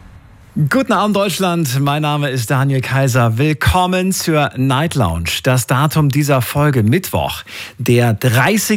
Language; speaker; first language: German; native; German